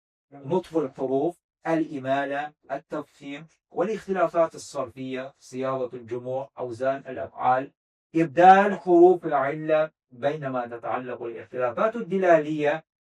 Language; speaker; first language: Arabic; non-native, fluent; Azerbaijani